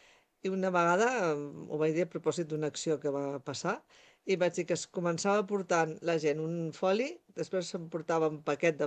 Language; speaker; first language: Catalan; native; Catalan